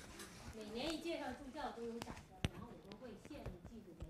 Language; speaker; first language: Chinese; native; Chinese